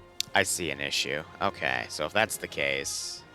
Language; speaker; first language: English; native; English